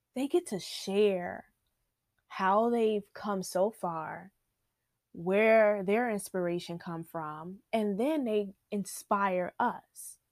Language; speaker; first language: English; native; English